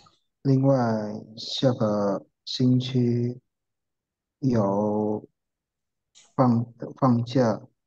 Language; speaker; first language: Chinese; non-native, learner; Indonesian